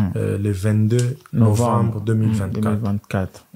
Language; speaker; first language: French; non-native, local second language; Swahili